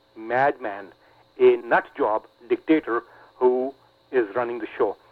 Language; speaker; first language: English; non-native, local second language; Urdu